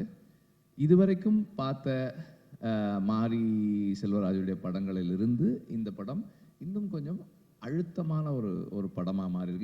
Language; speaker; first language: Tamil; native; Tamil